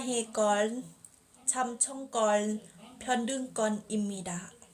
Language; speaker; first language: Korean; non-native, learner; Thai